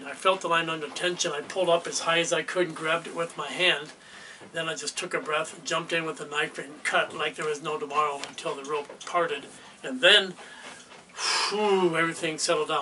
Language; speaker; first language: English; native; English